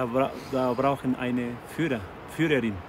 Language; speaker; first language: German; non-native, learner; Spanish